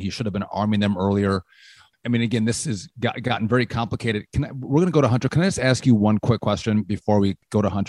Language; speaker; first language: English; native; English